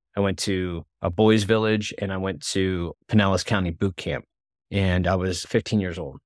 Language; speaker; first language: English; native; English